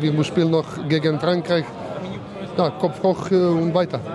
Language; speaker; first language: German; non-native, learner; Croatian